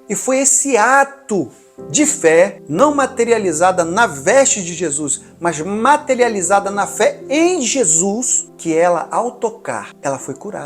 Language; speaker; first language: Portuguese; native; Portuguese